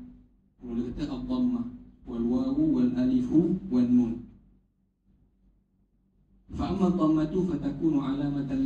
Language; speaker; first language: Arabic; non-native, fluent; Malay